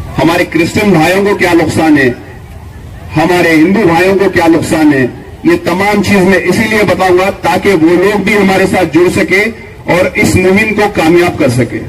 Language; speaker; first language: Urdu; native; Urdu